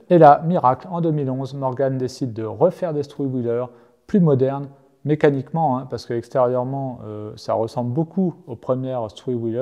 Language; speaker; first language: French; native; French